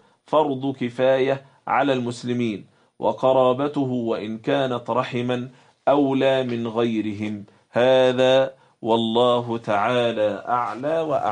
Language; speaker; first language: Arabic; native; Arabic